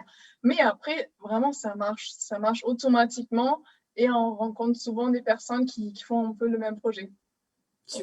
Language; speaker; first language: French; non-native, fluent; German